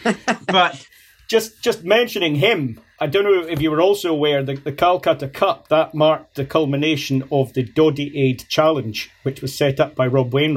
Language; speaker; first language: English; native; English